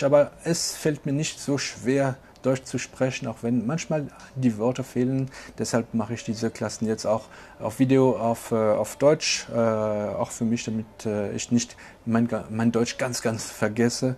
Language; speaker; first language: German; non-native, local second language; French